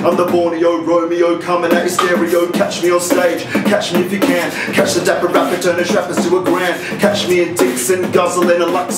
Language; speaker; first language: English; native; English